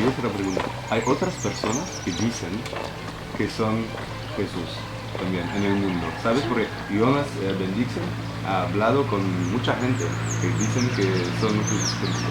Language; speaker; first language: Spanish; non-native, fluent; French